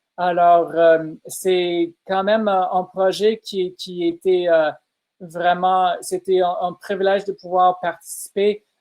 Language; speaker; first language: French; non-native, fluent; English